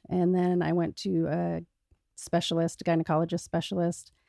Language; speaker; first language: English; native; English